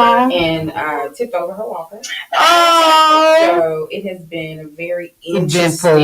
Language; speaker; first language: English; native; English